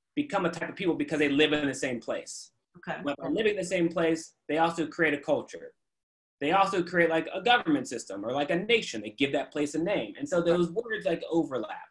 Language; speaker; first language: English; native; English